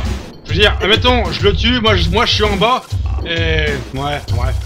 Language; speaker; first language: French; native; French